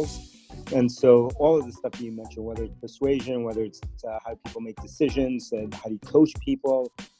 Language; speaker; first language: English; early bilingual, other home language; Spanish